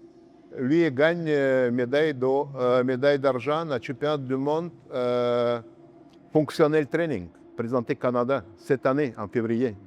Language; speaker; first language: French; non-native, learner; Russian